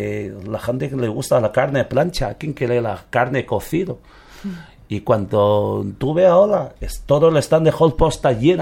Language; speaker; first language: Spanish; non-native, learner; Chinese